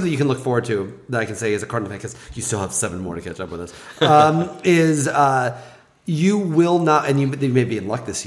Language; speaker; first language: English; native; English